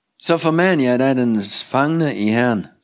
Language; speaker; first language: Danish; non-native, fluent; Russian